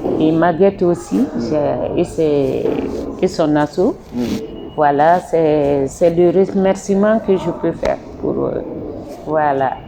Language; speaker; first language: French; non-native, local second language; Bambara